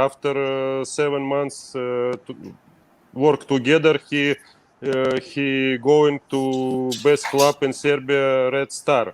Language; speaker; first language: English; non-native, learner; Russian